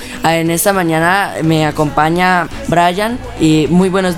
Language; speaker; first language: Spanish; native; Spanish